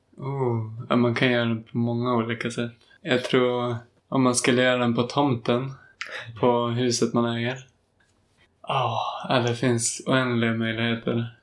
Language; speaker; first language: Swedish; native; Swedish